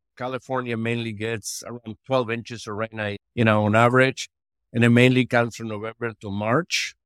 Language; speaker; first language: English; non-native, fluent; Spanish